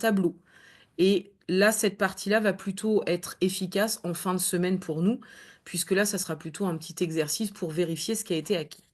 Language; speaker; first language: French; native; French